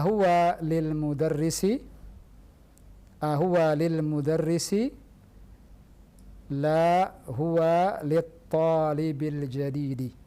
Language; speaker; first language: Arabic; non-native, fluent; Indonesian